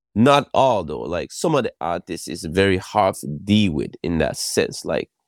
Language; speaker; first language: English; non-native, fluent; Japanese